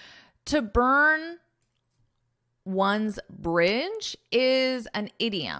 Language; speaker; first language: English; native; English